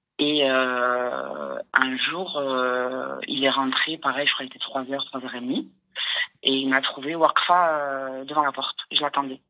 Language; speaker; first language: French; early bilingual, other home language; Arabic